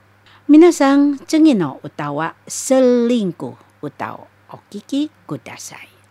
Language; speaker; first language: Japanese; non-native, learner; Indonesian